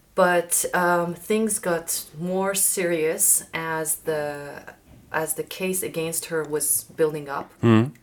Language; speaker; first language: English; non-native, fluent; Persian